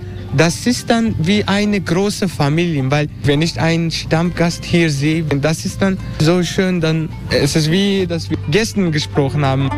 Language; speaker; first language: German; non-native, learner; Turkish